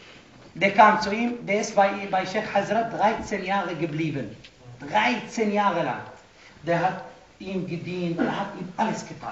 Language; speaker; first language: German; non-native, fluent; Arabic